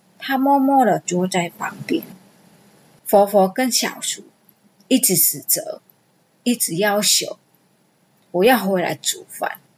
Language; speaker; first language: Chinese; non-native, fluent; Vietnamese